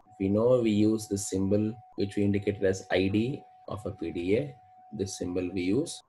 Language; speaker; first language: English; non-native, local second language; Kannada